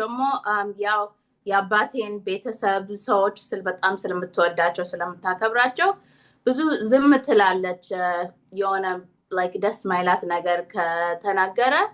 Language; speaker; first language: Amharic; early bilingual, heritage; Amharic